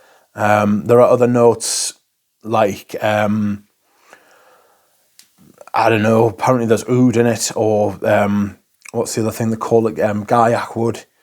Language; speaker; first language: English; native; English